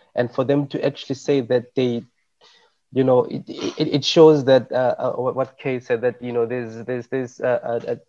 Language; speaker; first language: English; non-native, local second language; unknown